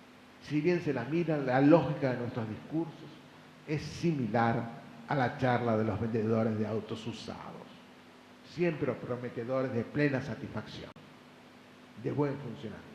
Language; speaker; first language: Spanish; native; Spanish